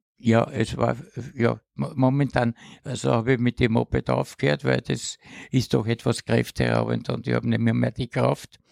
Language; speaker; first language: German; native; German